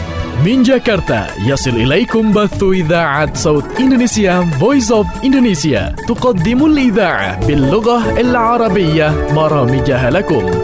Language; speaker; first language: Arabic; non-native, fluent; Indonesian